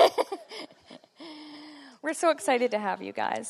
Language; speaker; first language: English; native; English